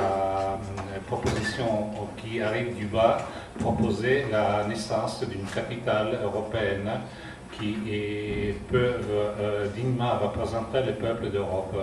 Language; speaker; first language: French; non-native, fluent; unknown